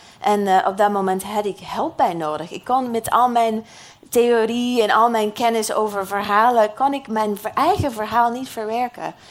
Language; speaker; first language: Dutch; non-native, fluent; English